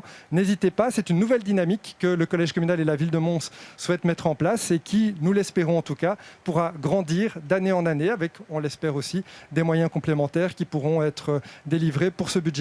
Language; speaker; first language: French; native; French